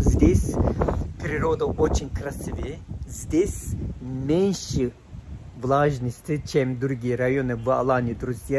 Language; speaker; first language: Russian; non-native, fluent; Turkish